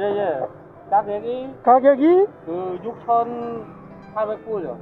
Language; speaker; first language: Korean; non-native, learner; Khmer